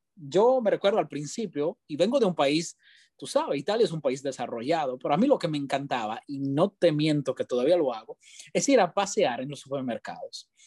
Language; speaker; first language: Spanish; non-native, fluent; Italian